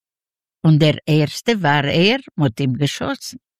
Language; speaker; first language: German; non-native, learner; Yiddish